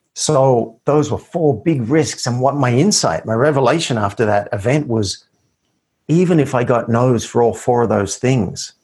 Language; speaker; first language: English; native; English